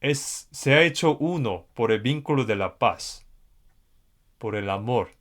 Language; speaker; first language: Spanish; non-native, fluent; Korean